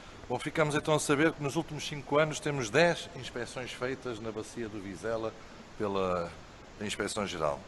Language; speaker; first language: Portuguese; native; Portuguese